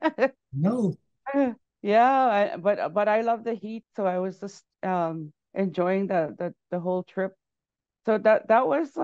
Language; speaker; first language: English; native; English